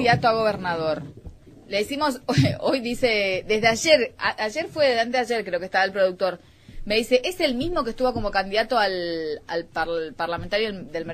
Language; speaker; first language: Spanish; native; Spanish